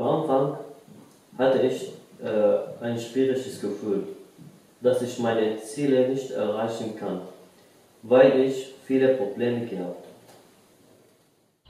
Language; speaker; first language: German; non-native, learner; Arabic